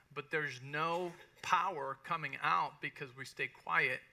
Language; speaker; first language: English; native; English